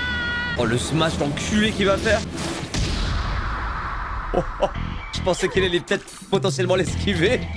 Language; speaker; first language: French; native; French